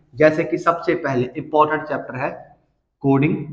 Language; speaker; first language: Hindi; native; Hindi